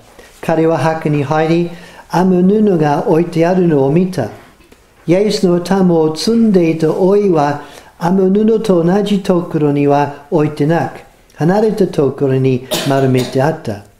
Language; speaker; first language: Japanese; non-native, fluent; English